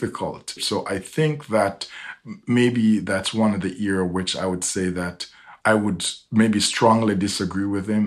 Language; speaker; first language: English; non-native, local second language; Jamaican Creole English